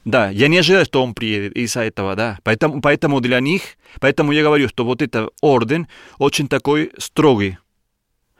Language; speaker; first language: Russian; non-native, learner; Spanish